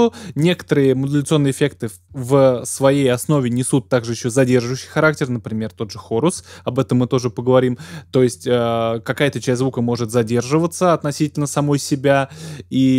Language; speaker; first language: Russian; native; Russian